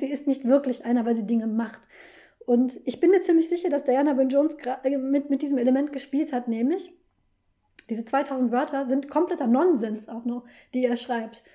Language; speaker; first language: German; native; German